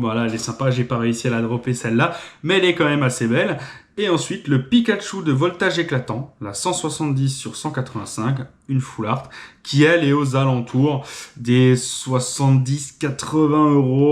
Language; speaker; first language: French; native; French